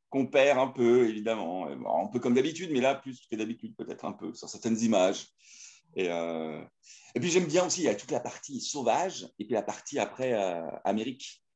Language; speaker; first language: French; native; French